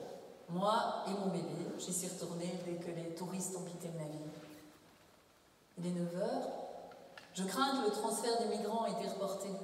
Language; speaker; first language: French; native; French